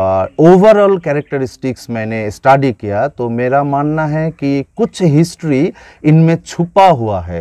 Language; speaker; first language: Hindi; non-native, fluent; Bangla